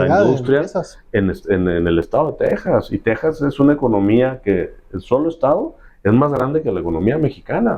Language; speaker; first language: Spanish; native; Spanish